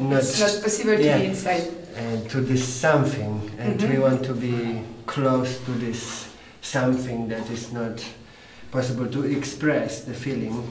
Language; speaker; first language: English; non-native, fluent; Polish